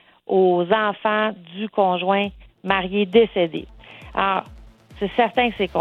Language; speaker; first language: French; native; French